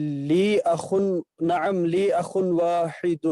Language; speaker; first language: Arabic; non-native, learner; Urdu